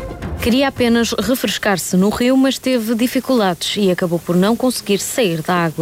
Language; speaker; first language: Portuguese; native; Portuguese